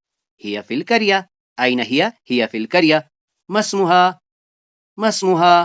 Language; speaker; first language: Arabic; non-native, fluent; Urdu